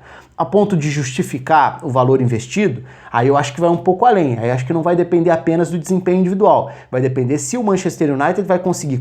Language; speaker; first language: Portuguese; native; Portuguese